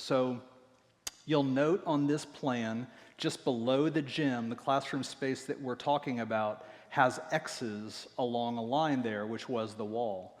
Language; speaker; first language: English; native; English